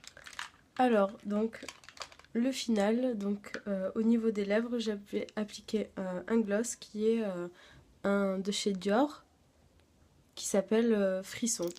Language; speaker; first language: French; native; French